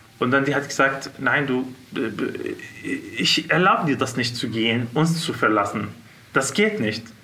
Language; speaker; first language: German; non-native, fluent; Arabic